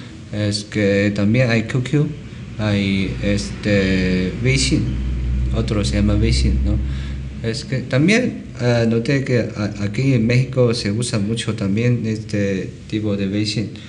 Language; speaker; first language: Spanish; non-native, learner; Chinese